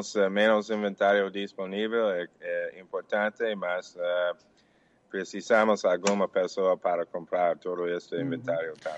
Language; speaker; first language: Portuguese; non-native, fluent; English